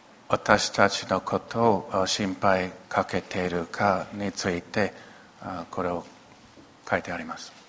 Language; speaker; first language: Japanese; non-native, local second language; English